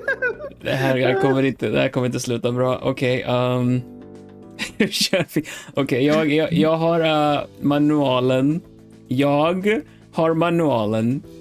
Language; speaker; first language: Swedish; non-native, learner; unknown